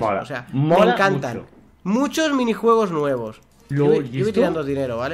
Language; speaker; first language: Spanish; native; Spanish